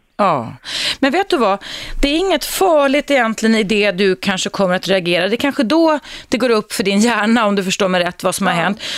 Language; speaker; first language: Swedish; native; Swedish